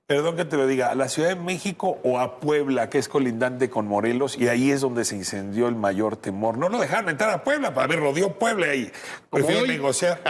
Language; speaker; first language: Spanish; native; Spanish